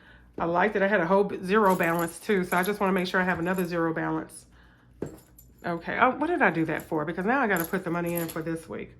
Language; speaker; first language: English; native; English